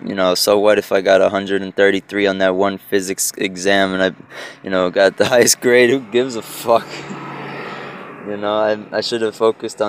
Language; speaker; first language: English; early bilingual, other home language; Spanish